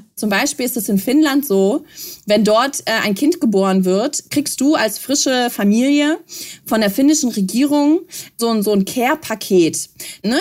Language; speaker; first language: German; early bilingual, other home language; Russian